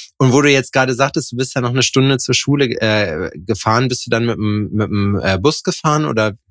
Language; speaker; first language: German; native; German